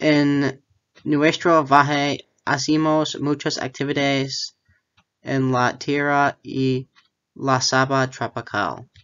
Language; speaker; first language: Spanish; non-native, learner; English